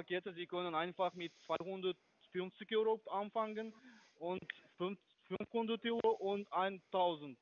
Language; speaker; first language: German; non-native, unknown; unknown